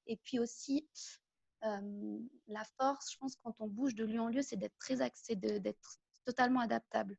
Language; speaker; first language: French; native; French